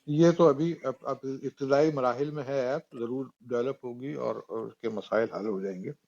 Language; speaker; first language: Urdu; native; Urdu